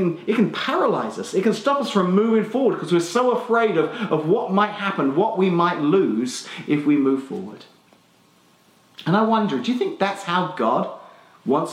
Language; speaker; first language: English; native; English